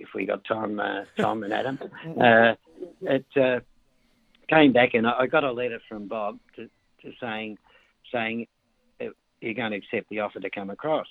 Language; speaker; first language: English; native; English